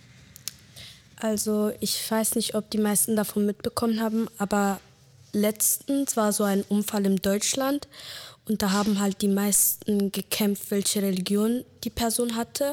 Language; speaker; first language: German; early bilingual, other home language; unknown